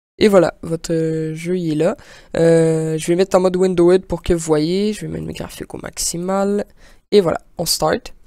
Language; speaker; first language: French; native; French